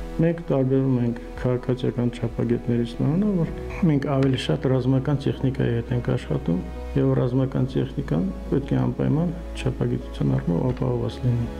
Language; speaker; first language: Armenian; early bilingual, heritage; Armenian